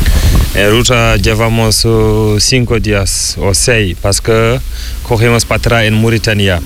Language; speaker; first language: Spanish; non-native, learner; Fula